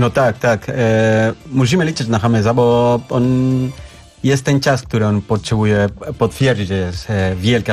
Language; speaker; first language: Polish; non-native, learner; Spanish